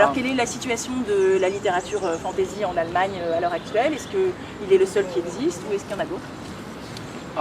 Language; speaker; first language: French; native; French